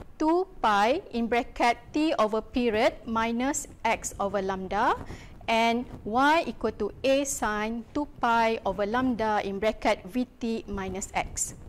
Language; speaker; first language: English; non-native, local second language; Malay